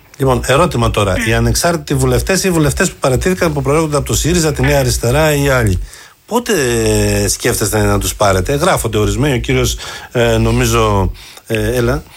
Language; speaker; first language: Greek; native; Greek